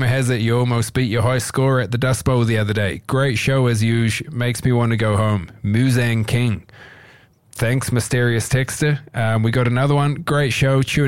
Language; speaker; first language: English; native; English